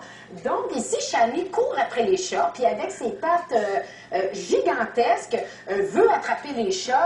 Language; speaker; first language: French; native; French